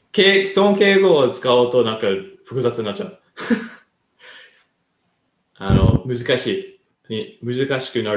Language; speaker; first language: Japanese; non-native, learner; English